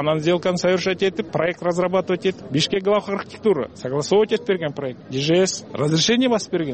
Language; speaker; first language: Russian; non-native, local second language; Kyrgyz